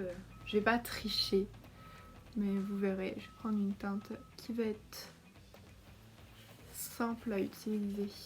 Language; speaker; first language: French; native; French